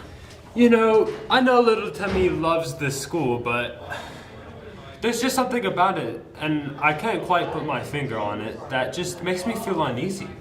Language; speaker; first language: English; native; English